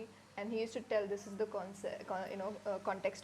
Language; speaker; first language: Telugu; non-native, learner; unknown